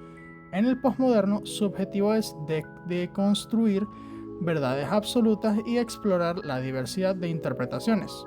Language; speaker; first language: Spanish; native; Spanish